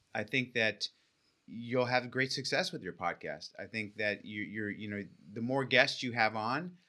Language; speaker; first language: English; native; English